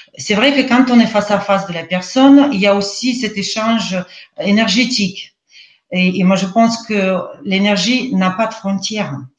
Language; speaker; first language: French; non-native, fluent; Russian